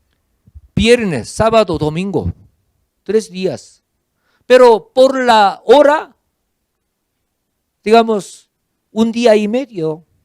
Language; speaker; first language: Spanish; non-native, fluent; Korean